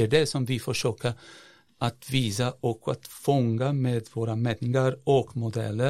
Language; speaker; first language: Swedish; non-native, fluent; Portuguese